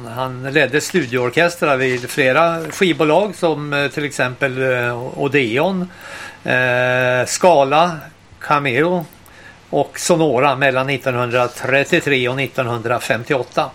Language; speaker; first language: Swedish; native; Swedish